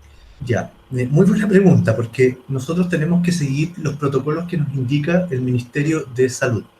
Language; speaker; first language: Spanish; native; Spanish